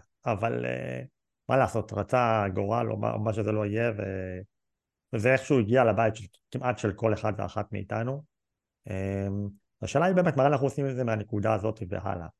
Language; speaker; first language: Hebrew; native; Hebrew